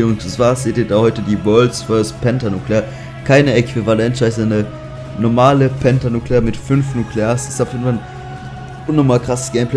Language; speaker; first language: German; native; German